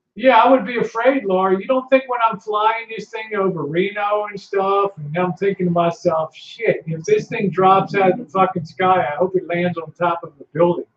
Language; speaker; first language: English; native; English